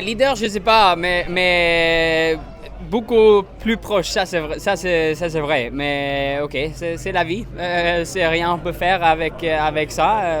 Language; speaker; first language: French; non-native, fluent; Swedish